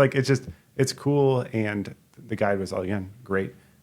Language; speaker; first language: English; native; English